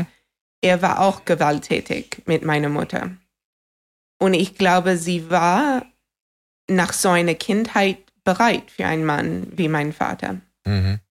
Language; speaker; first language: German; non-native, fluent; English